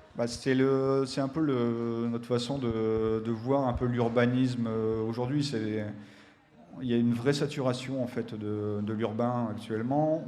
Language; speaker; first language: French; native; French